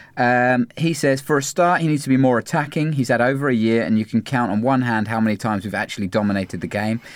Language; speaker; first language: English; native; English